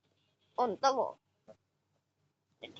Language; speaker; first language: Chinese; native; Chinese